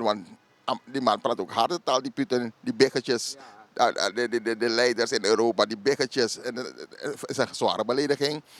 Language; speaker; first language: Dutch; native; Dutch